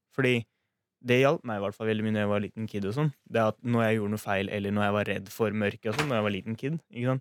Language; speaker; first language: Norwegian; early bilingual, other home language; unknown